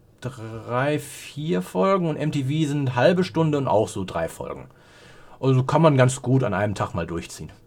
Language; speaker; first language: German; native; German